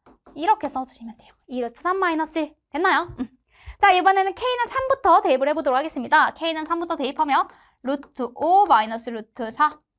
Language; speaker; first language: Korean; native; Korean